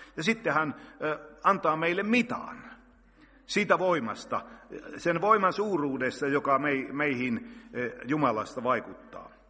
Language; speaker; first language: Finnish; native; Finnish